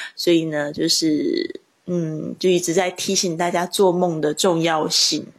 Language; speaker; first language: Chinese; native; Chinese